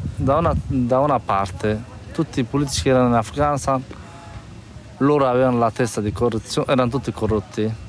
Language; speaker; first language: Italian; non-native, fluent; Persian